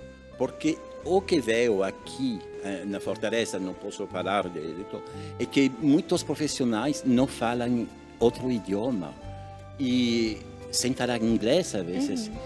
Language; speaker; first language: Portuguese; non-native, learner; French